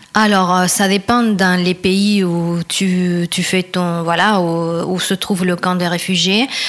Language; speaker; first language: French; non-native, fluent; Spanish